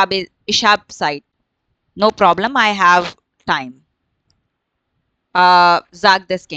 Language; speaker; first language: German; non-native, fluent; Hindi